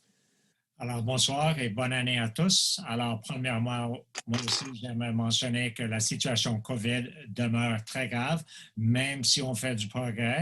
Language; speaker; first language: French; non-native, local second language; English